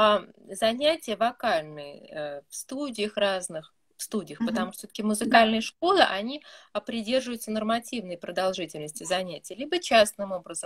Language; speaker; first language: Russian; native; Russian